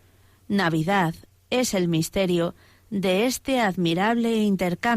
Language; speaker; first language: Spanish; native; Spanish